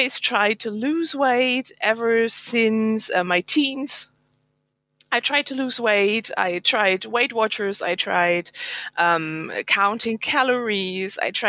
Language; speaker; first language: English; non-native, fluent; German